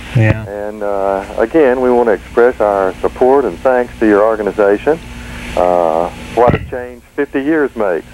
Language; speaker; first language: English; native; English